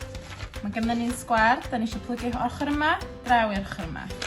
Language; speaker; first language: Welsh; native; Welsh